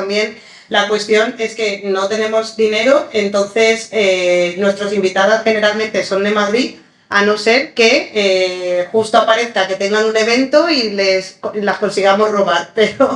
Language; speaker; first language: Spanish; early bilingual, other home language; Arabic